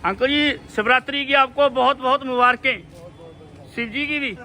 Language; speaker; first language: Hindi; non-native, local second language; Punjabi